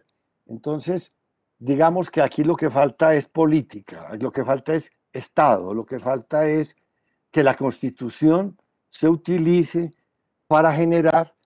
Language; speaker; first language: Spanish; native; Spanish